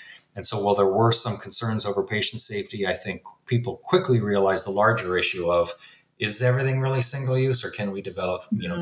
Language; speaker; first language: English; native; English